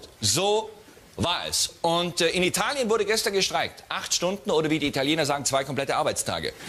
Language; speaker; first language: German; native; German